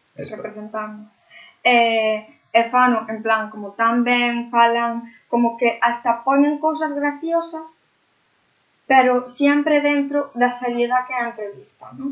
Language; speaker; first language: Galician; non-native, local second language; Spanish